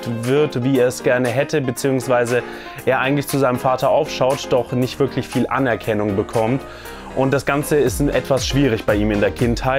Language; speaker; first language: German; native; German